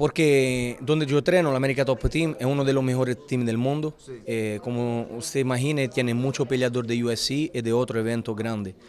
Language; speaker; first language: Spanish; non-native, fluent; Italian